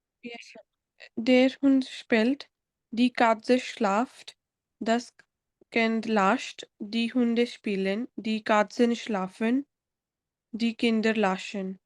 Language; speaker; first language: German; non-native, learner; Hindi